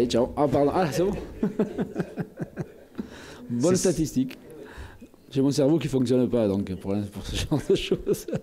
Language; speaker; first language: French; native; French